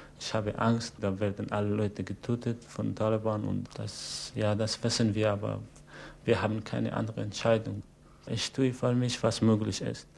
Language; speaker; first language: German; non-native, learner; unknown